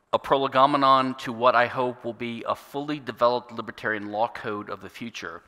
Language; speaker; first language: English; native; English